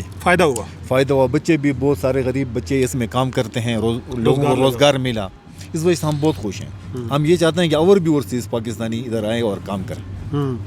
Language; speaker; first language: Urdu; non-native, local second language; Pashto